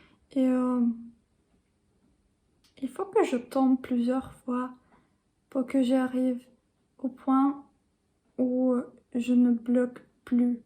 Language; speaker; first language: French; non-native, learner; English